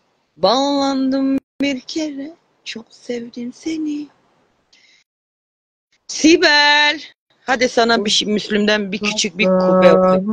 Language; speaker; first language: Turkish; native; Turkish